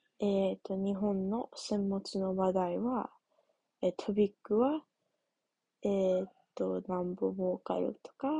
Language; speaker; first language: Japanese; non-native, learner; English